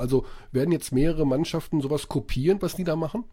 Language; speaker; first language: German; native; German